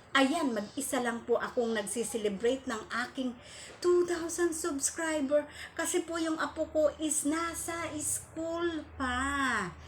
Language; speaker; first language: Filipino; non-native, local second language; Cebuano